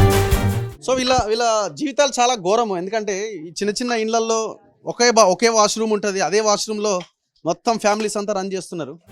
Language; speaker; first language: Telugu; native; Telugu